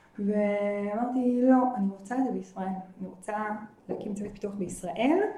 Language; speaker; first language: Hebrew; native; Hebrew